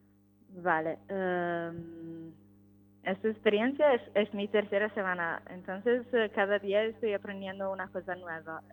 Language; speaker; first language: Spanish; non-native, learner; Italian